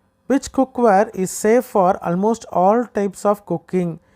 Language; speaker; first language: English; non-native, local second language; Tamil